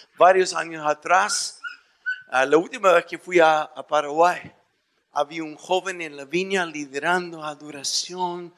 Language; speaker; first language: Spanish; non-native, fluent; English